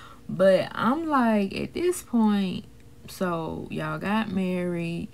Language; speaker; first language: English; native; English